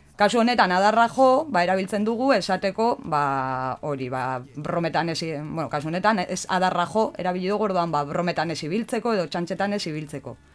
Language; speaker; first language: Basque; native; Basque